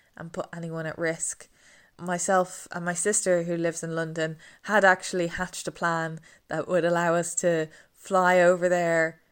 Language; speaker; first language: English; native; English